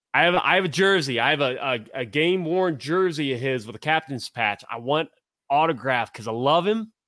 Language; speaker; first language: English; native; English